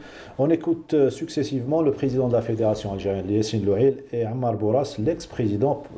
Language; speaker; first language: French; non-native, local second language; Arabic